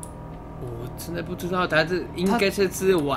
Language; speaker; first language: Chinese; non-native, fluent; English